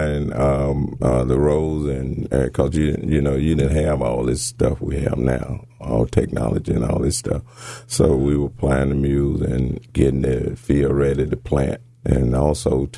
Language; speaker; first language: English; native; English